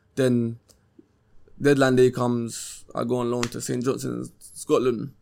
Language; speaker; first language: English; native; English